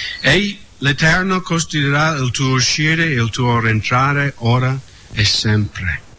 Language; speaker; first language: Italian; non-native, fluent; English